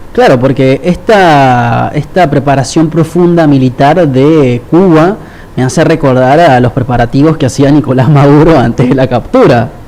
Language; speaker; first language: Spanish; native; Spanish